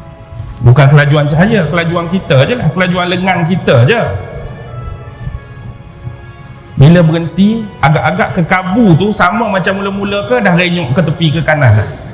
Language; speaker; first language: Malay; native; Malay